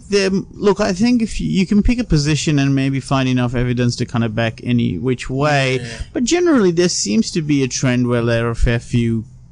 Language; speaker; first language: English; non-native, local second language; Sinhala